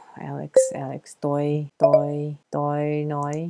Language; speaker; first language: Vietnamese; non-native, learner; English